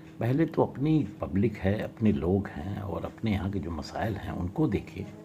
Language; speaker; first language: Hindi; native; Hindi